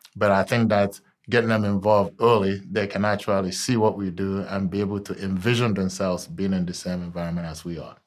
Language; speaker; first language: English; non-native, local second language; Igbo